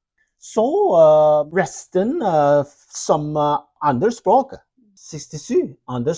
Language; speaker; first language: Norwegian; non-native, learner; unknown